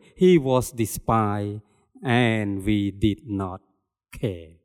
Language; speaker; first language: English; non-native, fluent; Khmer